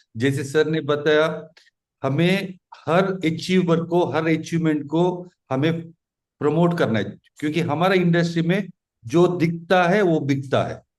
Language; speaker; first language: Hindi; non-native, local second language; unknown